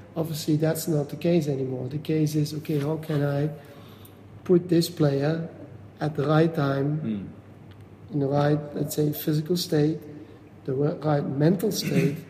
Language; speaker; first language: English; non-native, fluent; Dutch